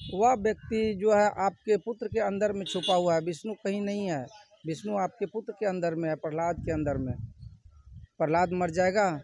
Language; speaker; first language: Hindi; native; Hindi